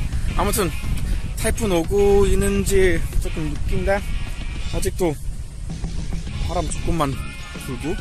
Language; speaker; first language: Korean; non-native, learner; English